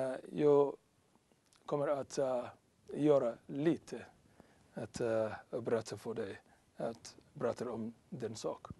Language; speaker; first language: Swedish; non-native, learner; Somali